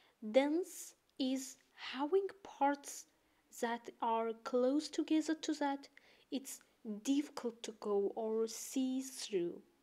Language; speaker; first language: English; non-native, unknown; Azerbaijani